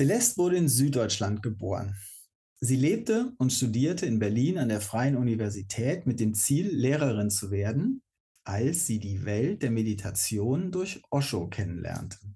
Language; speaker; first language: German; native; German